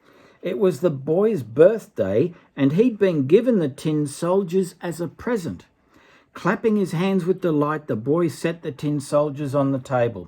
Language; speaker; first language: English; native; English